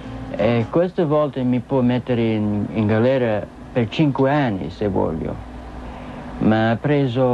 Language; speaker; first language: Italian; non-native, learner; English